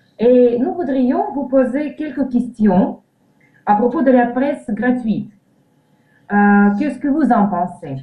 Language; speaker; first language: French; non-native, learner; Russian